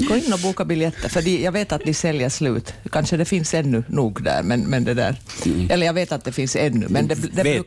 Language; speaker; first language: Swedish; native; Swedish